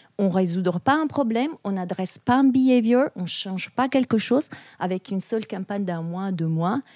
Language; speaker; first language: French; non-native, fluent; Italian